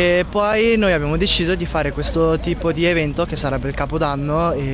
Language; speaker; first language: Italian; early bilingual, other home language; Chinese